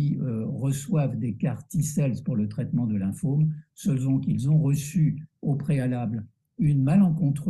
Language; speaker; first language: French; native; French